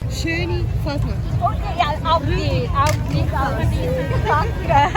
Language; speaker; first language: German; non-native, learner; Tamil